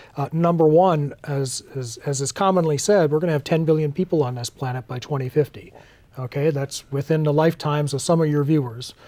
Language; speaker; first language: English; native; English